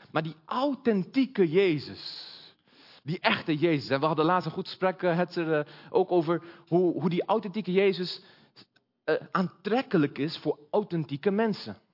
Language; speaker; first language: Dutch; early bilingual, other home language; Portuguese